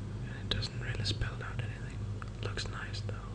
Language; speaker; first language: English; non-native, fluent; Danish